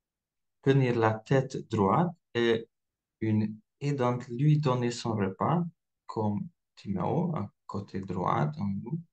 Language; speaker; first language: French; non-native, fluent; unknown